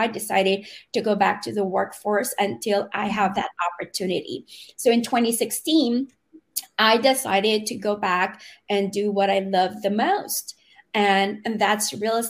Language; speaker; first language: English; non-native, local second language; Filipino